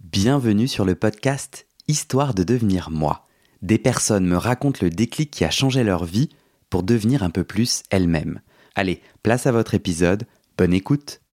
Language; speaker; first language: French; native; French